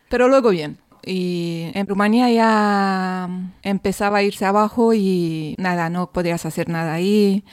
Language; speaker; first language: Spanish; non-native, fluent; Romanian